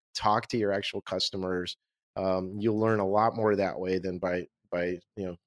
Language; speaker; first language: English; non-native, fluent; Russian